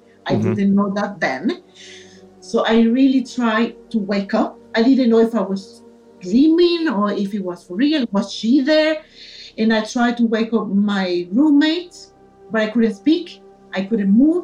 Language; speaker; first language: English; non-native, fluent; Spanish